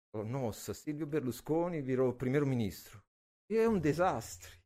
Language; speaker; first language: Portuguese; non-native, fluent; Italian